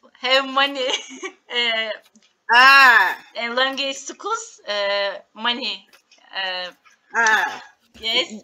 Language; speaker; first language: English; non-native, learner; Turkish